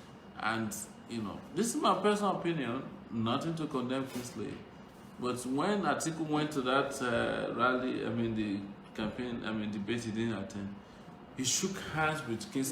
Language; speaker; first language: English; non-native, local second language; Yoruba